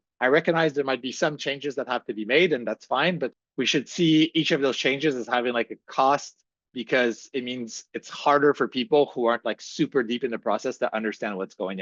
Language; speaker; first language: English; native; English